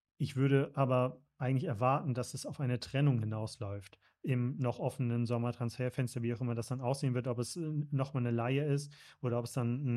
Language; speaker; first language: German; native; German